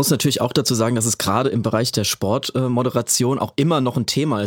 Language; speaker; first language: German; native; German